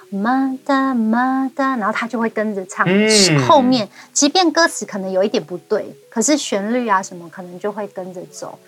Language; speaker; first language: Chinese; non-native, local second language; Amis